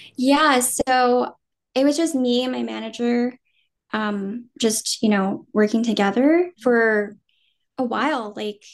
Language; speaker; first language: English; early bilingual, other home language; Vietnamese